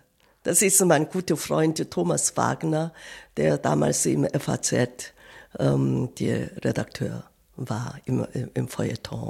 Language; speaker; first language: German; non-native, fluent; Korean